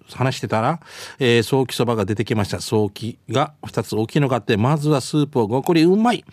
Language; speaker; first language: Japanese; native; Japanese